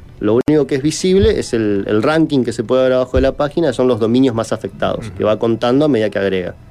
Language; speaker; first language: Spanish; native; Spanish